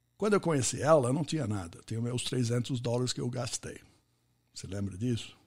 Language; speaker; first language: Portuguese; non-native, fluent; English